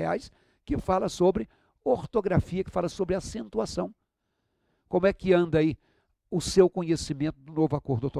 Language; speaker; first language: Portuguese; native; Portuguese